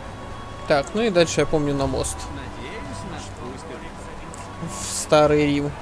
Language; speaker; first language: Russian; native; Russian